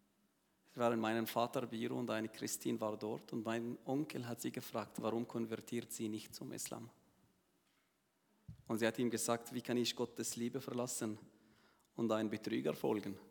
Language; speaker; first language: German; non-native, learner; Arabic